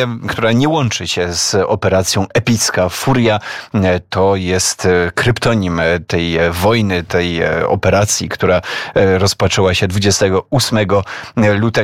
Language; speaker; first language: Polish; native; Polish